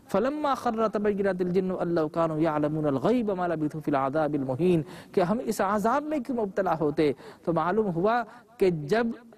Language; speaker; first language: Urdu; native; Urdu